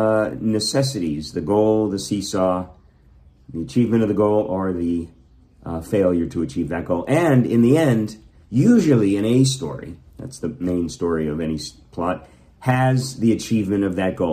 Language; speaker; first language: English; native; English